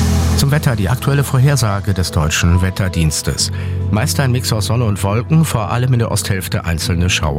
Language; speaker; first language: German; native; German